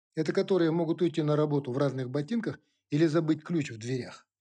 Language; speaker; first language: Russian; non-native, local second language; Kazakh